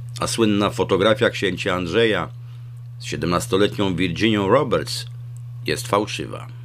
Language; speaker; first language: Polish; native; Polish